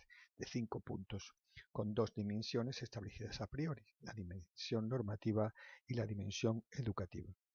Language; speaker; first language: Spanish; native; Spanish